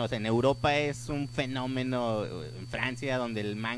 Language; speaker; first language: Spanish; native; Spanish